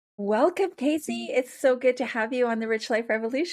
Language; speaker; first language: English; native; English